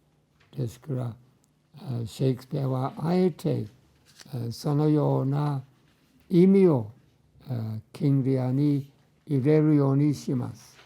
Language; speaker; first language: Japanese; non-native, fluent; English